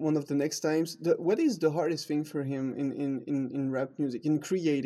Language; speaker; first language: English; non-native, fluent; French